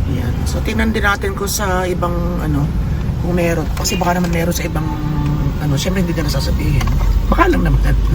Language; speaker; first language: Filipino; native; Filipino